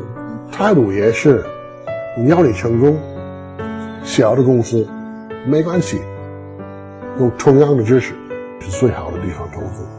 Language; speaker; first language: Chinese; non-native, learner; English